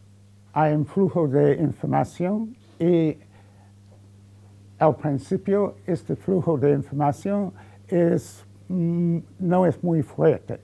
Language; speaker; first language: Spanish; non-native, fluent; English